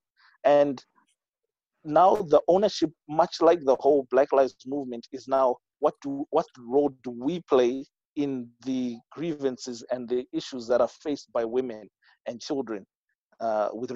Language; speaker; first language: English; non-native, local second language; Shona